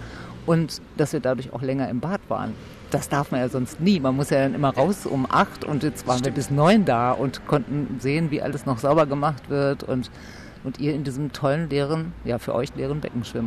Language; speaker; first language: German; native; German